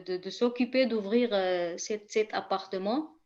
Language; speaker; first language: French; non-native, fluent; Kurdish